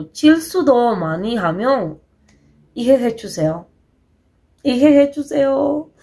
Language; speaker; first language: Korean; non-native, learner; Spanish